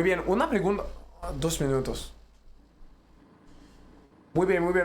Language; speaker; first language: Spanish; non-native, learner; French